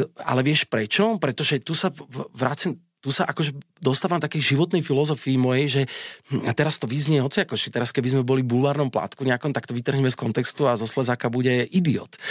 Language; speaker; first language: Slovak; native; Slovak